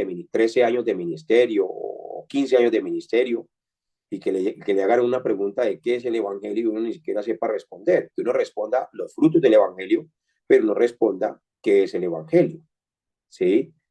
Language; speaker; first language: Spanish; native; Spanish